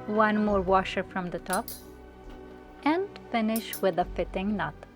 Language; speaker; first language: English; non-native, fluent; Czech